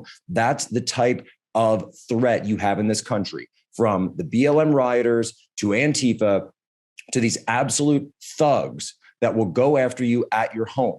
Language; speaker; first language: English; native; English